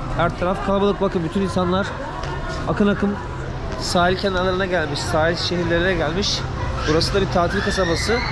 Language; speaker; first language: Turkish; native; Turkish